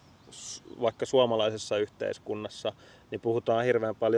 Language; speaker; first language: Finnish; native; Finnish